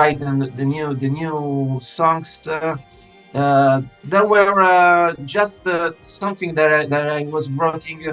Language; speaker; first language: English; non-native, fluent; Italian